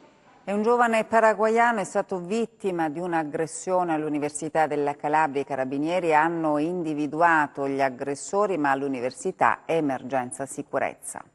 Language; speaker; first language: Italian; native; Italian